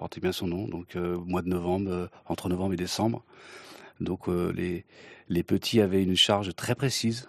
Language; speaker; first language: French; early bilingual, other home language; Kabyle